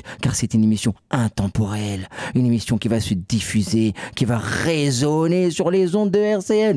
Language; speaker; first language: French; native; French